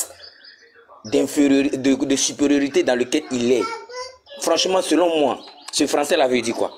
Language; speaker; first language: French; non-native, local second language; Dyula